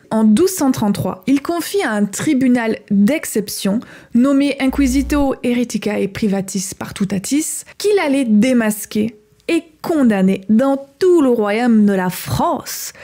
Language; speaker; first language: French; native; French